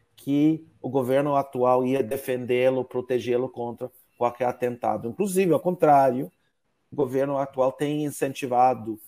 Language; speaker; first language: Portuguese; non-native, fluent; English